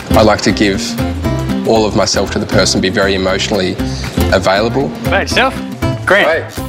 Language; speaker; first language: English; native; English